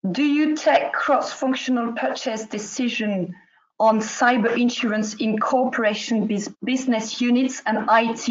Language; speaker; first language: English; non-native, fluent; French